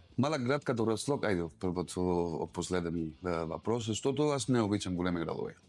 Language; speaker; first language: Bulgarian; non-native, learner; Spanish